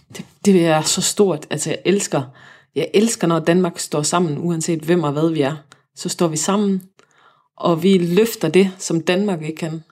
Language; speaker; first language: Danish; native; Danish